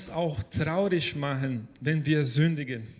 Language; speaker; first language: German; non-native, fluent; Portuguese